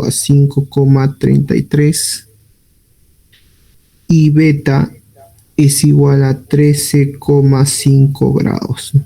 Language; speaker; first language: Spanish; native; Spanish